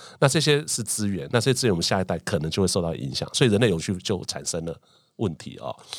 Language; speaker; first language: Chinese; native; Chinese